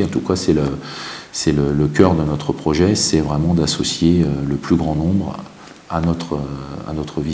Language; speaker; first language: French; native; French